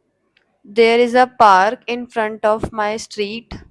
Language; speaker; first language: English; non-native, learner; Hindi